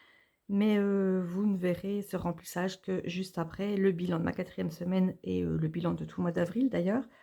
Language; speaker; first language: French; native; French